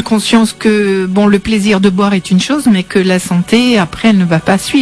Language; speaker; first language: French; native; French